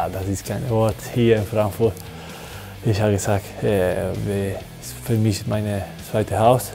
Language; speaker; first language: German; non-native, learner; Spanish